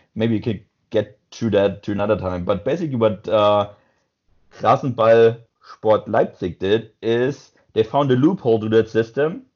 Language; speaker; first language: English; non-native, fluent; German